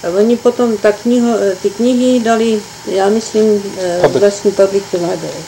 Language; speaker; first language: Czech; early bilingual, heritage; Czech